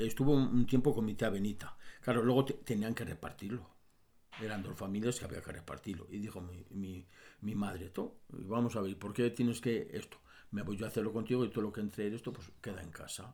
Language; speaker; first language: Spanish; native; Spanish